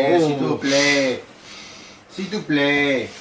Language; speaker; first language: French; non-native, learner; Spanish